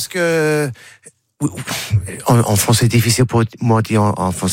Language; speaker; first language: French; non-native, learner; English